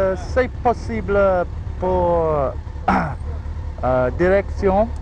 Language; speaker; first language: French; non-native, learner; English